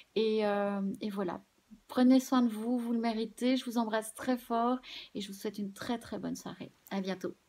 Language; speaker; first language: French; native; French